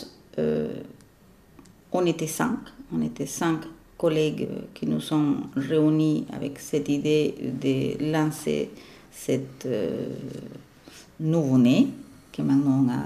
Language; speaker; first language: French; non-native, fluent; Spanish